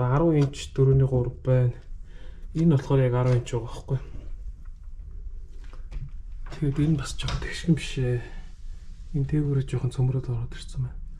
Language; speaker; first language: Mongolian; native; Mongolian